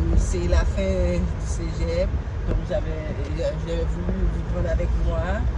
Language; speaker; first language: French; non-native, local second language; Haitian Creole